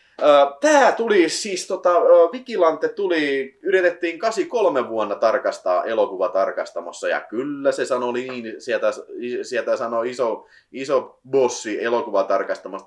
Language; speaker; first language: Finnish; native; Finnish